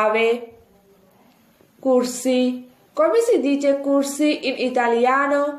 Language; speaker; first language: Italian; non-native, fluent; Urdu